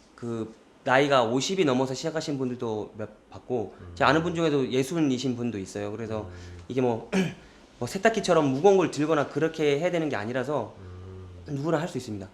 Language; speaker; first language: Korean; early bilingual, heritage; Korean